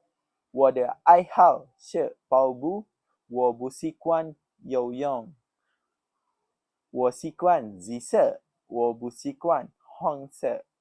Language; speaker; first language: Chinese; non-native, learner; Malay